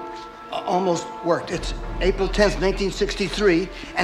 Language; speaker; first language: English; early bilingual, other home language; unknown